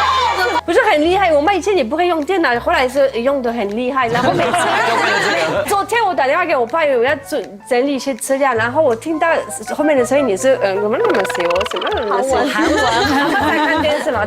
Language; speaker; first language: Chinese; non-native, fluent; French